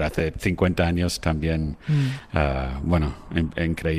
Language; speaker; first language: Spanish; non-native, fluent; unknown